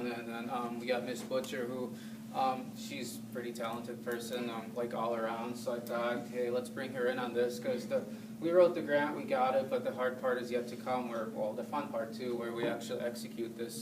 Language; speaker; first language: English; non-native, fluent; Thai